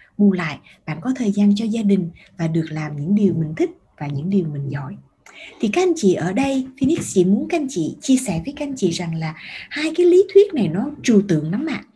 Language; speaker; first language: Vietnamese; early bilingual, heritage; Vietnamese